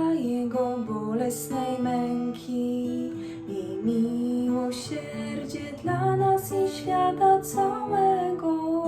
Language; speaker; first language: Polish; native; Polish